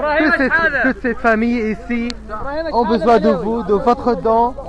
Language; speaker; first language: French; non-native, fluent; Arabic